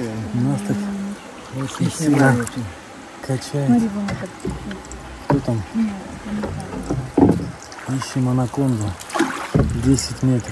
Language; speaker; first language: Russian; native; Russian